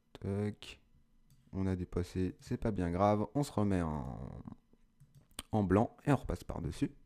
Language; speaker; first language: French; native; French